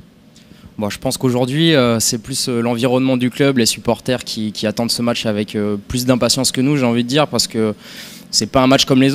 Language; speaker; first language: French; native; French